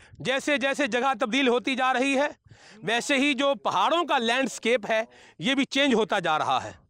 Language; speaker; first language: Urdu; native; Urdu